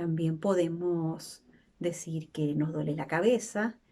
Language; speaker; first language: Spanish; native; Spanish